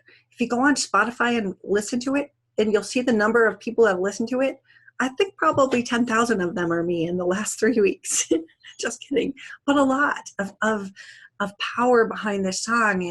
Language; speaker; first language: English; native; English